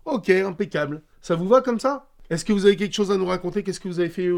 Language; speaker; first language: French; native; French